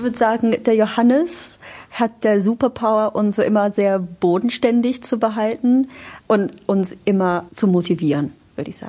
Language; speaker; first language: German; non-native, fluent; English